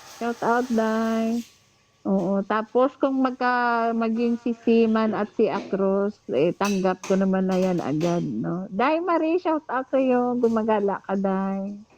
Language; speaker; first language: Filipino; non-native, local second language; Hiligaynon